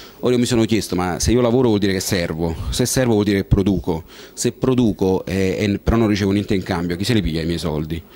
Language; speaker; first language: Italian; native; Italian